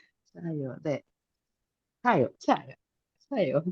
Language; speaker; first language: Korean; non-native, learner; Indonesian